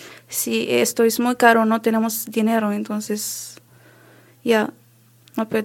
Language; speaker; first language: Spanish; non-native, learner; Arabic